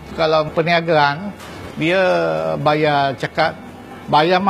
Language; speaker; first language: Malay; non-native, local second language; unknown